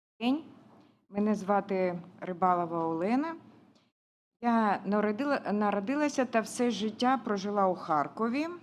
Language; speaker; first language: Ukrainian; non-native, local second language; Russian